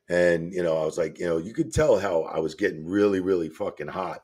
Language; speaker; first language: English; native; English